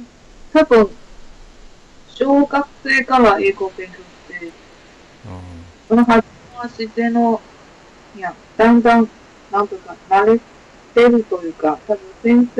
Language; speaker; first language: Japanese; non-native, fluent; Chinese